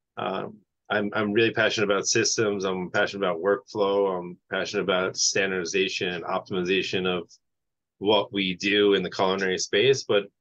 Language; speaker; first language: English; native; English